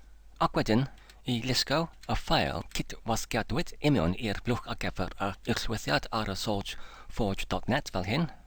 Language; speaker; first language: Welsh; non-native, fluent; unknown